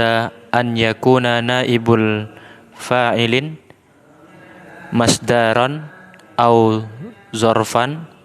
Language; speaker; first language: Arabic; non-native, learner; Indonesian